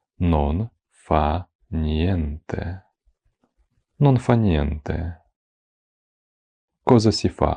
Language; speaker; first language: Italian; non-native, fluent; Ukrainian